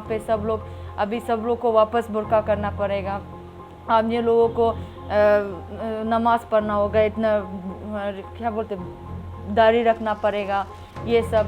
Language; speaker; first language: Hindi; non-native, fluent; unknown